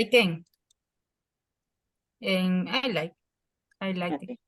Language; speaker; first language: English; non-native, learner; Spanish